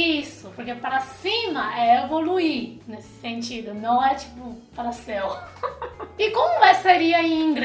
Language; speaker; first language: Portuguese; non-native, fluent; Chinese